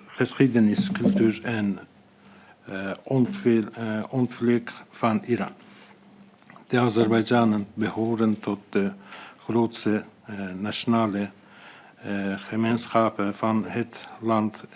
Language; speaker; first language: Dutch; non-native, fluent; Azerbaijani